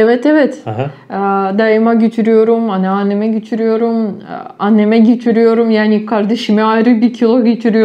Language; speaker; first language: Turkish; non-native, fluent; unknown